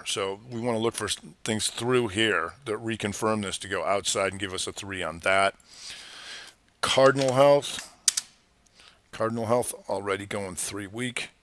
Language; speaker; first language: English; native; English